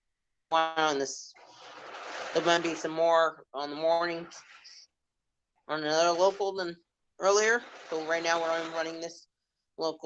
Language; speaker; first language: English; native; English